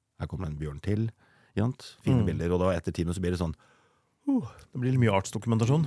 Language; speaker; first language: Norwegian; native; Norwegian